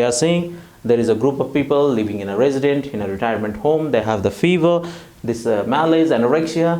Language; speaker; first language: English; non-native, fluent; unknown